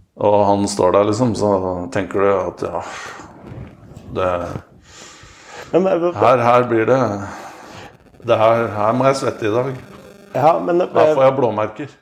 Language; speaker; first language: Norwegian; native; Norwegian